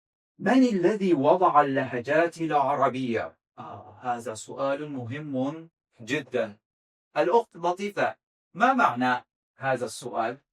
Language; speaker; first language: Arabic; non-native, fluent; Azerbaijani